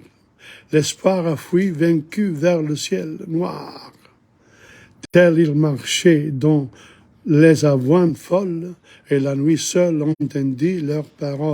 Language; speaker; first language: French; non-native, fluent; English